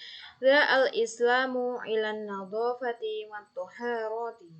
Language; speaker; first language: Arabic; non-native, fluent; Indonesian